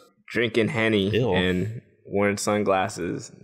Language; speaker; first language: English; native; English